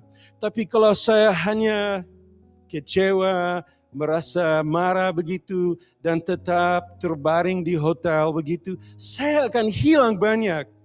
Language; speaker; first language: Indonesian; non-native, learner; English